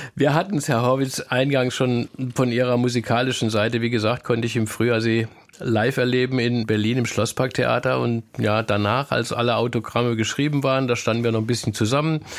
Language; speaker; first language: German; native; German